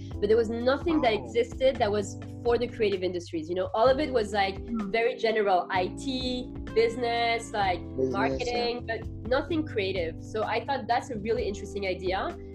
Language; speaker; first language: English; non-native, fluent; French